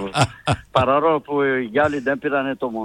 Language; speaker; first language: Greek; non-native, fluent; French